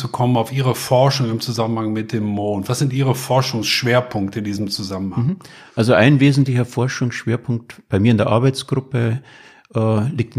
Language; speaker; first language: German; native; German